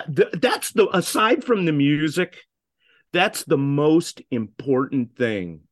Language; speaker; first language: English; native; English